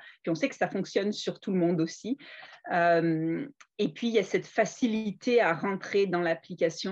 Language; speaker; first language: French; native; French